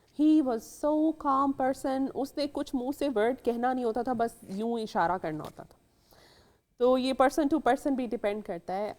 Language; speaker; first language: Urdu; native; Urdu